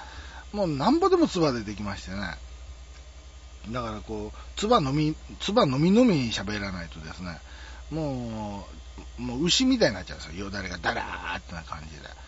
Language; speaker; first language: Japanese; native; Japanese